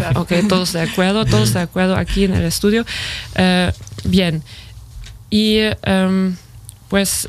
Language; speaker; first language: Spanish; non-native, fluent; German